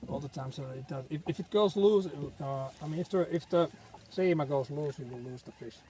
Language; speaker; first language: English; non-native, fluent; Finnish